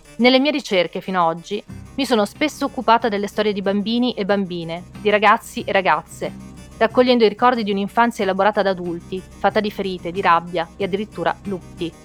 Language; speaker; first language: Italian; native; Italian